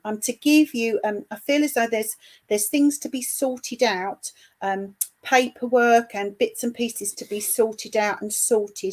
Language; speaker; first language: English; native; English